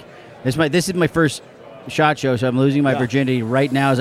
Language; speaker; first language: English; native; English